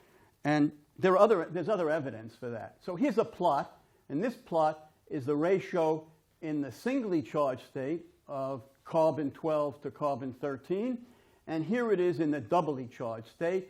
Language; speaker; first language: English; native; English